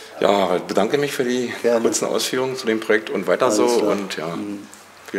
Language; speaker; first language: German; native; German